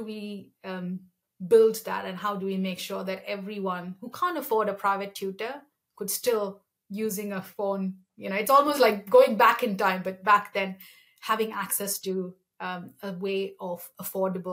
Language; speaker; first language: English; non-native, local second language; Malayalam